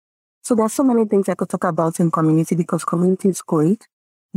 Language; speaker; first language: English; non-native, local second language; Yoruba